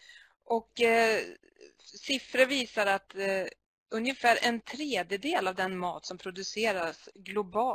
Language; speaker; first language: Swedish; native; Swedish